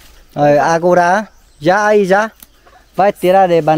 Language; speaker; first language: Portuguese; non-native, learner; Vietnamese